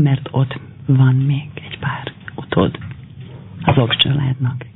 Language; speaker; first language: Hungarian; non-native, fluent; Albanian